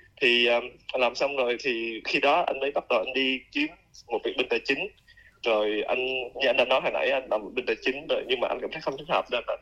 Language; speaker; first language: Vietnamese; native; Vietnamese